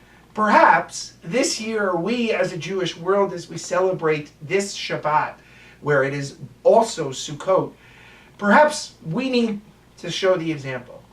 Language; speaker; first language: English; native; English